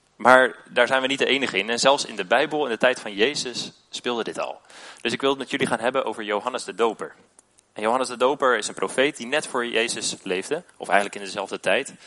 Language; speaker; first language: Dutch; native; Dutch